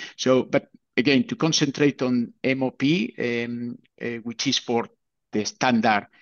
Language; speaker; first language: English; non-native, fluent; Spanish